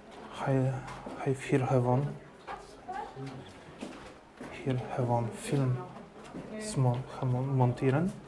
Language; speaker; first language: Dutch; non-native, learner; Polish